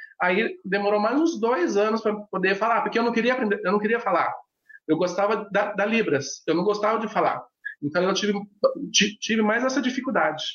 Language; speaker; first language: Portuguese; non-native, local second language; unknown